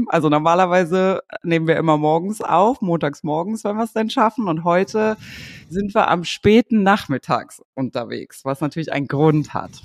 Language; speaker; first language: German; native; German